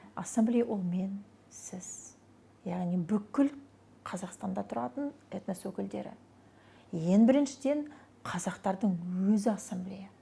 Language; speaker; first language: Kazakh; non-native, local second language; Russian